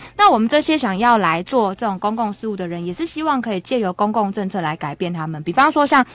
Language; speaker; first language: Chinese; native; Chinese